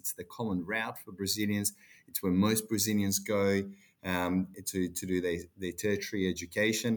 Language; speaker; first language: English; non-native, fluent; Portuguese